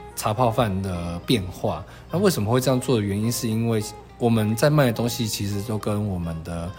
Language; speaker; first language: Chinese; native; Chinese